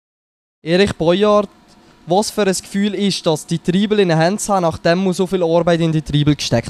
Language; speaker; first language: German; native; German